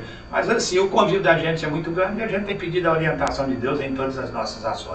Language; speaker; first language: Portuguese; native; Portuguese